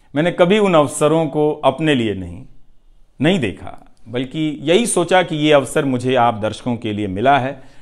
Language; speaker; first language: Hindi; non-native, local second language; Bhojpuri